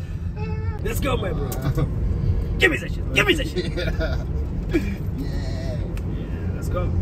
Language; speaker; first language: English; non-native, learner; Uyghur